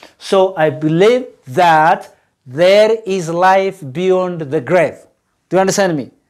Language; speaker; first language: English; non-native, fluent; Amharic